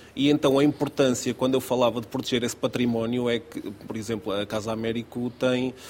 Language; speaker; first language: Portuguese; native; Portuguese